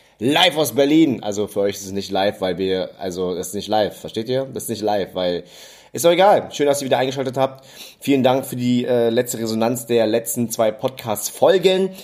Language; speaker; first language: German; early bilingual, other home language; English